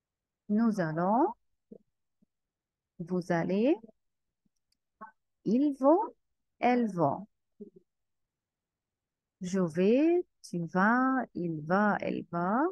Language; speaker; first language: French; non-native, fluent; Arabic